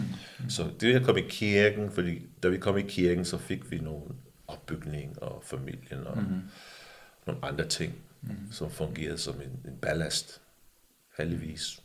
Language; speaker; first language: Danish; early bilingual, other home language; English